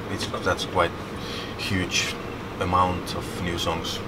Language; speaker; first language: English; non-native, fluent; Finnish